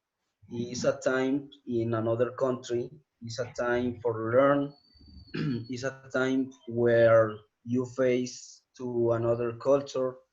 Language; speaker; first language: English; non-native, learner; Spanish